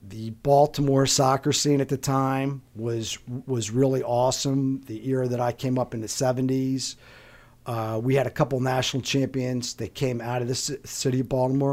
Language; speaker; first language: English; native; English